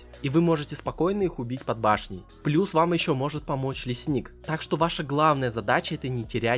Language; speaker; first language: Russian; native; Russian